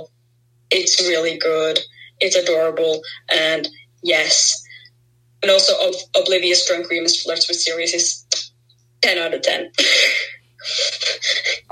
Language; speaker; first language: English; non-native, fluent; Norwegian